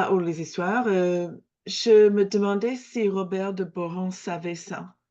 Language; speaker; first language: French; non-native, fluent; English